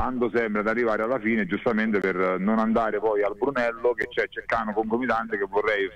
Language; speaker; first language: Italian; native; Italian